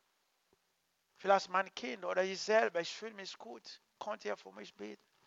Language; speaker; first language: German; non-native, learner; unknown